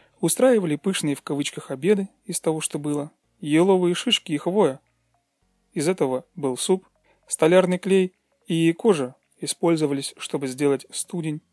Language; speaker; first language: Russian; native; Russian